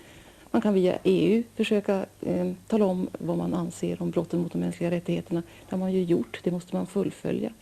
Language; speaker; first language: Swedish; native; Swedish